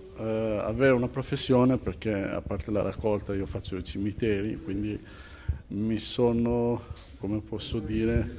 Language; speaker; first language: Italian; non-native, fluent; Albanian